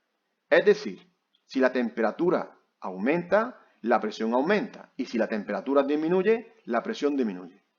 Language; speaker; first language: Spanish; native; Spanish